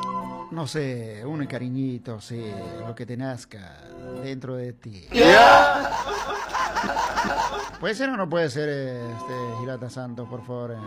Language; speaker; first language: Spanish; native; Spanish